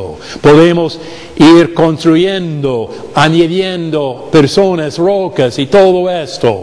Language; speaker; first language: Spanish; non-native, fluent; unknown